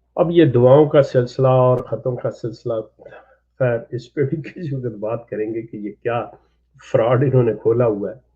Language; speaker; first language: Urdu; native; Urdu